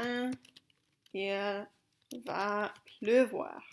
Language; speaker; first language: French; non-native, fluent; English